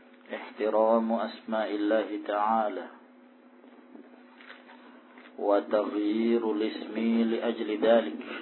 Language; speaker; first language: Arabic; non-native, fluent; Indonesian